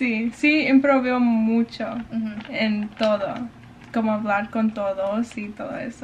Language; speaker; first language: Spanish; early bilingual, heritage; English